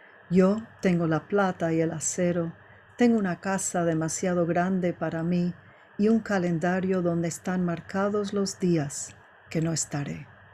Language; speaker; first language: Spanish; early bilingual, heritage; Spanish